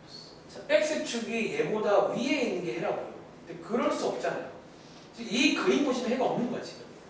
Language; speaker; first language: Korean; native; Korean